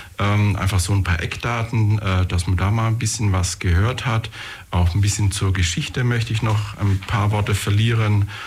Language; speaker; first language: German; native; German